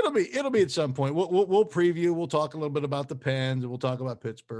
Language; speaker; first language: English; native; English